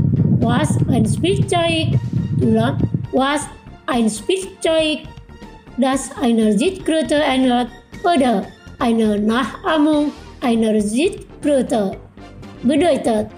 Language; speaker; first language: German; non-native, fluent; Indonesian